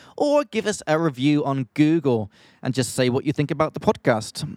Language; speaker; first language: English; native; English